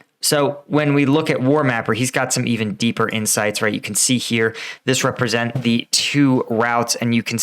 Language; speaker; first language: English; native; English